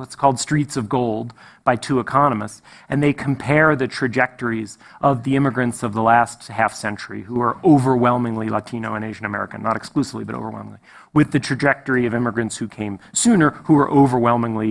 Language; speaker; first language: English; native; English